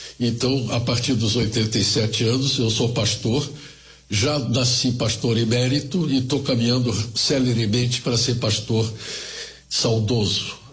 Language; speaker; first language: Portuguese; early bilingual, other home language; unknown